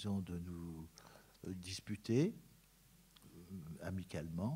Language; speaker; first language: French; native; French